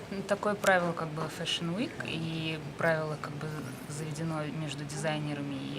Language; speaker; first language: Russian; native; Russian